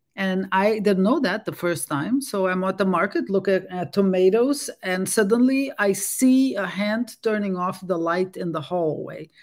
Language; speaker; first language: English; non-native, fluent; Portuguese